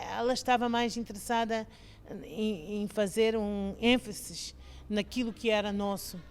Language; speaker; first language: Portuguese; non-native, fluent; English